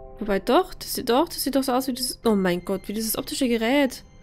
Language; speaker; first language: German; native; German